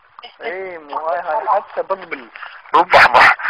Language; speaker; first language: Arabic; native; Arabic